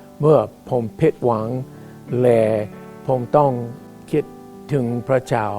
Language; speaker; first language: Thai; non-native, fluent; English